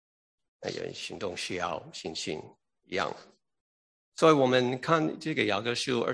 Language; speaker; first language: Chinese; early bilingual, heritage; English